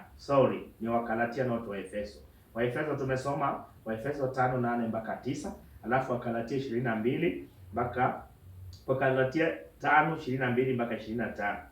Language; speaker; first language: Swahili; non-native, local second language; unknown